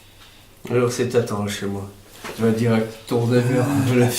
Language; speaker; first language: French; native; French